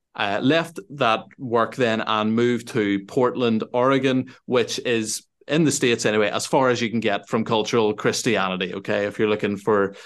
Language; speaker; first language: English; native; English